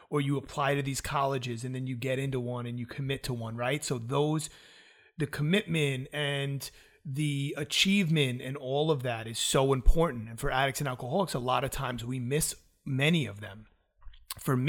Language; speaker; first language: English; native; English